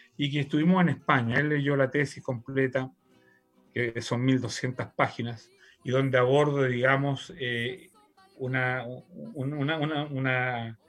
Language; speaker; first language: Spanish; native; Spanish